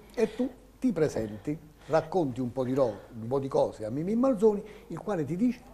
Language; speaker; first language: Italian; native; Italian